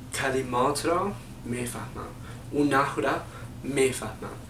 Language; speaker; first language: Persian; non-native, learner; English